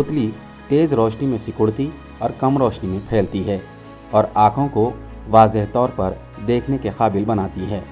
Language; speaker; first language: Urdu; native; Urdu